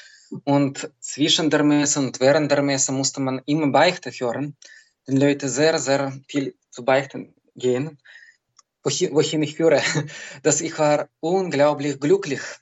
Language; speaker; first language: German; non-native, learner; Belarusian